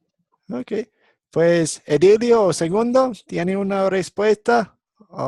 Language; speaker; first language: Spanish; non-native, fluent; English